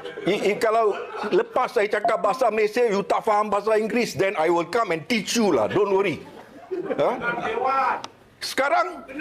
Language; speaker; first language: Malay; non-native, local second language; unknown